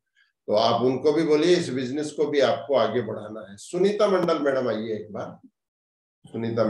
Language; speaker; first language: Hindi; native; Hindi